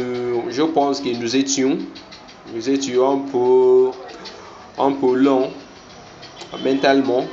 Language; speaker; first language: French; non-native, learner; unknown